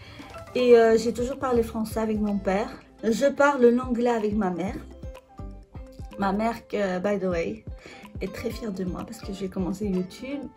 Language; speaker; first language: French; native; French